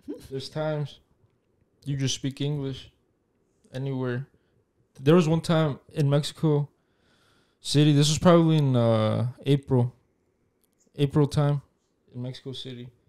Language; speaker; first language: English; early bilingual, other home language; Spanish